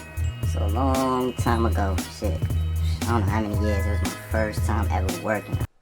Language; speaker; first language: English; native; English